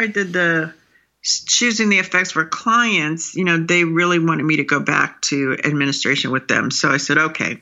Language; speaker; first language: English; native; English